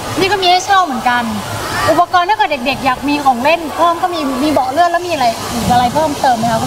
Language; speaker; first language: Thai; native; Thai